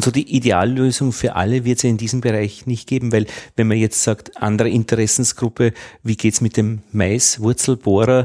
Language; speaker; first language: German; native; German